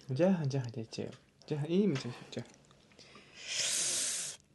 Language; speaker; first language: Mongolian; non-native, learner; Japanese